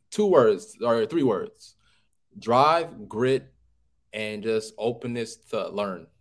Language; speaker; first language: English; native; English